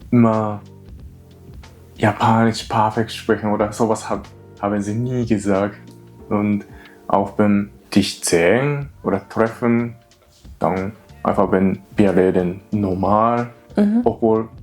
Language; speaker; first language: German; non-native, learner; Japanese